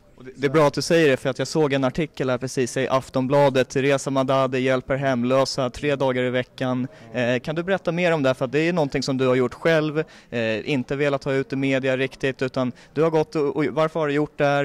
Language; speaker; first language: Swedish; native; Swedish